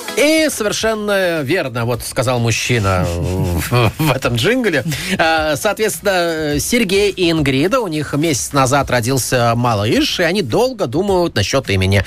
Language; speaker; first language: Russian; native; Russian